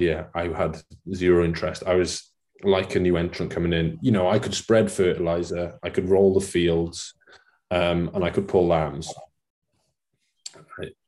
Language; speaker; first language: English; non-native, local second language; Welsh